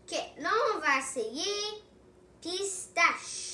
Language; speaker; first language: French; non-native, local second language; English